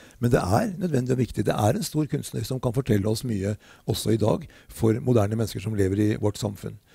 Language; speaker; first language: Norwegian; native; Norwegian